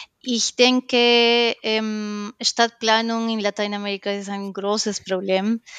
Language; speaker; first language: German; non-native, learner; Spanish